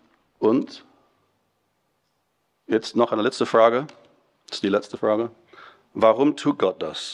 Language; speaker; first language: German; non-native, fluent; English